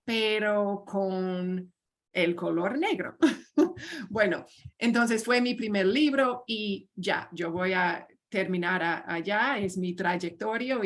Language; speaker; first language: Spanish; non-native, fluent; English